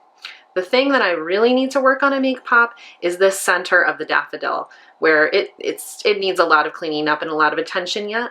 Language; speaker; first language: English; native; English